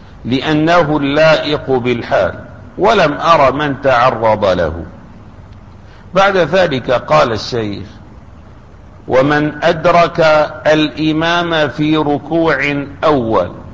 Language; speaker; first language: Arabic; native; Arabic